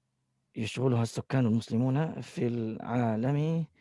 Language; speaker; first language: Arabic; non-native, fluent; English